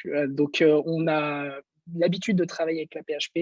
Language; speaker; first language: French; native; French